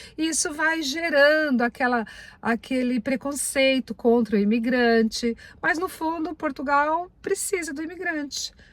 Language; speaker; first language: Portuguese; native; Portuguese